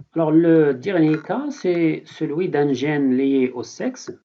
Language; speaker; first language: French; non-native, local second language; Arabic